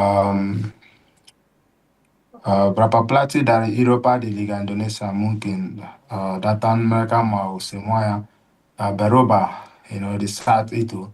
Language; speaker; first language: Indonesian; non-native, fluent; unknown